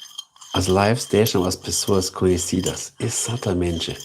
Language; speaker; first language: Portuguese; non-native, learner; German